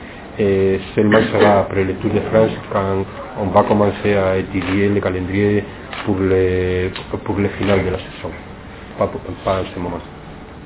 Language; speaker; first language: French; non-native, fluent; Spanish